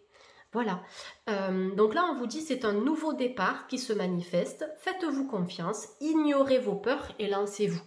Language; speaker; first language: French; native; French